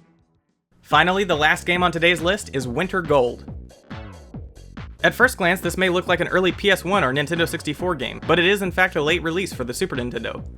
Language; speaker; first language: English; native; English